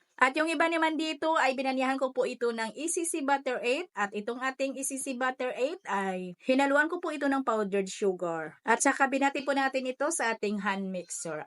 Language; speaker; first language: Filipino; native; Filipino